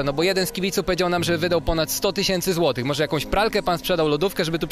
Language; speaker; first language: Polish; native; Polish